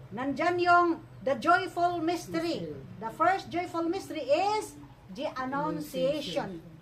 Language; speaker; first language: English; non-native, local second language; Filipino